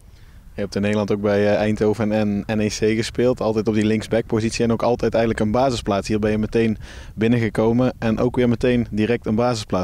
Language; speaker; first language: Dutch; native; Dutch